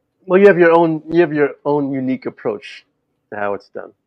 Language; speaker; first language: English; native; English